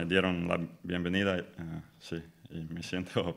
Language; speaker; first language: Spanish; non-native, fluent; English